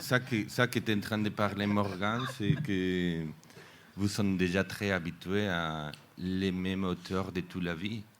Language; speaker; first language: French; non-native, fluent; Spanish